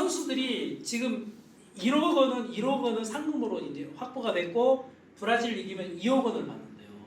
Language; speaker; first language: Korean; native; Korean